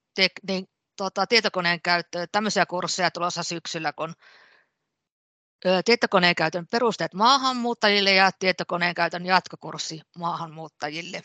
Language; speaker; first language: Finnish; native; Finnish